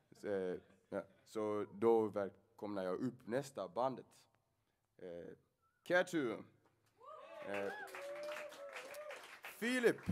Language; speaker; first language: Swedish; non-native, fluent; English